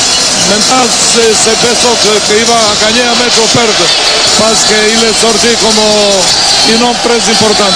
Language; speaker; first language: French; non-native, fluent; Serbian